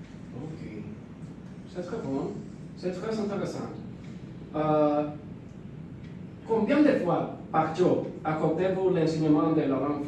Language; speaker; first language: French; non-native, learner; Spanish